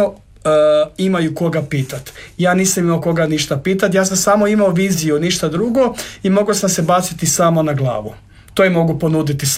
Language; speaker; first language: Croatian; native; Croatian